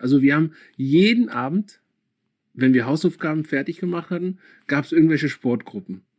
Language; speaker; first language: German; early bilingual, other home language; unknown